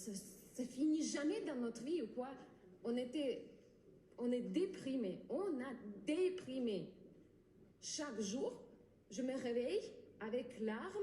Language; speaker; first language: French; non-native, learner; Ukrainian